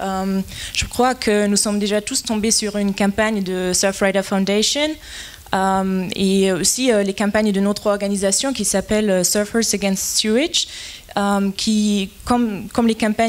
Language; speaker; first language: French; non-native, fluent; German